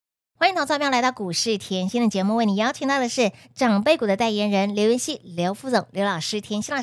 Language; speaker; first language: Chinese; native; Chinese